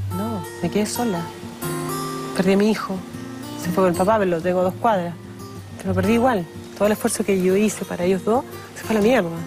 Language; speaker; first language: Spanish; native; Spanish